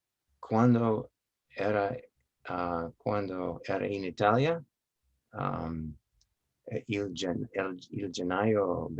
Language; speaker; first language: Italian; non-native, learner; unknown